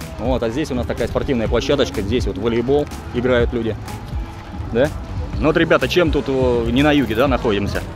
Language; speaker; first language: Russian; native; Russian